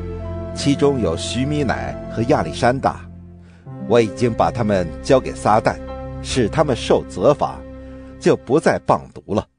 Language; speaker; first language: Chinese; native; Chinese